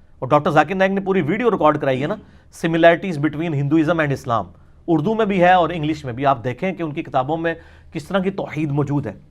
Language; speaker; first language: Urdu; non-native, local second language; Punjabi